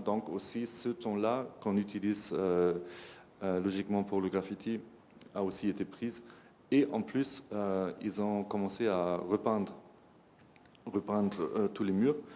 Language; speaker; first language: French; non-native, fluent; German